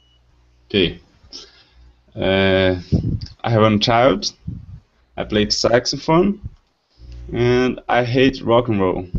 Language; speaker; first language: English; non-native, learner; Portuguese